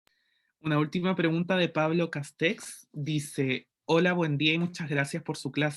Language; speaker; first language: Spanish; native; Spanish